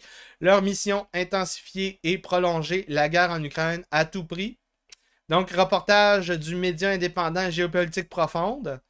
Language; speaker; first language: French; native; French